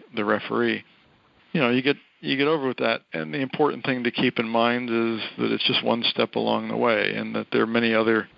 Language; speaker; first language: English; native; English